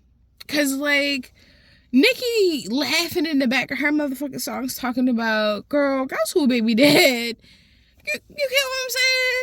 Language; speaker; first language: English; native; English